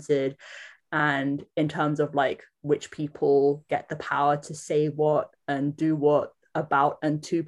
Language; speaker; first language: English; native; English